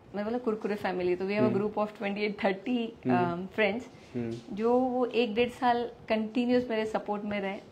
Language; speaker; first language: Hindi; non-native, local second language; Gujarati